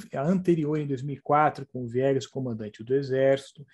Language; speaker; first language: Portuguese; native; Portuguese